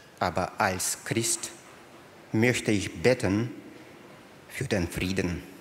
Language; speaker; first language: German; non-native, fluent; Russian